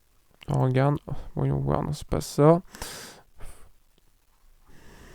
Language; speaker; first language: French; native; French